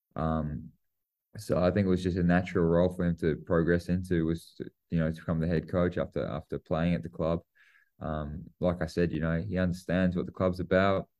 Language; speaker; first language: English; native; English